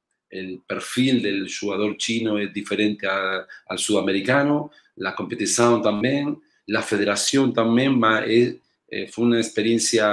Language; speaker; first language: Portuguese; non-native, learner; Spanish